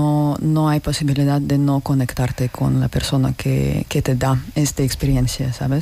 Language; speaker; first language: Spanish; non-native, learner; Russian